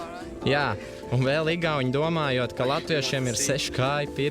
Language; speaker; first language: Latvian; native; Latvian